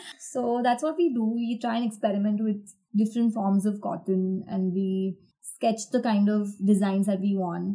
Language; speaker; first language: English; non-native, local second language; Gujarati